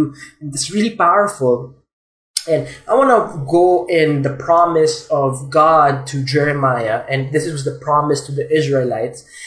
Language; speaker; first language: English; non-native, local second language; Filipino